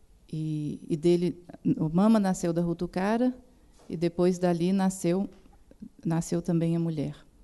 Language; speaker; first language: Portuguese; native; Portuguese